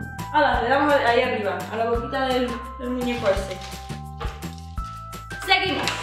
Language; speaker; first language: Spanish; native; Spanish